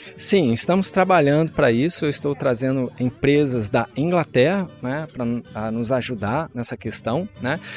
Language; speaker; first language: Portuguese; native; Portuguese